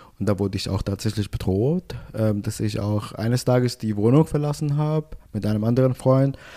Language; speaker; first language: German; non-native, fluent; Arabic